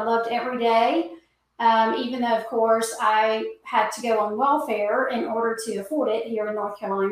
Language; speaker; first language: English; native; English